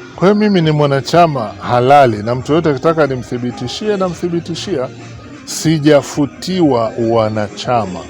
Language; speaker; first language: Swahili; native; Swahili